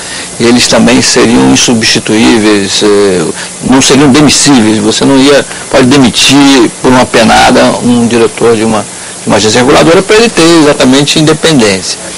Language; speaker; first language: Portuguese; native; Portuguese